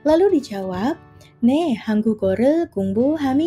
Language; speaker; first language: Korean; non-native, fluent; Indonesian